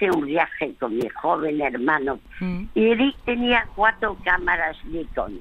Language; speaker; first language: Spanish; early bilingual, other home language; French